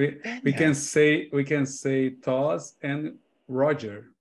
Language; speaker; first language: English; non-native, learner; Portuguese